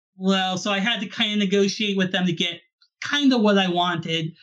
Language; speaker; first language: English; native; English